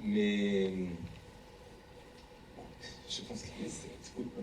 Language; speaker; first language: French; non-native, learner; Spanish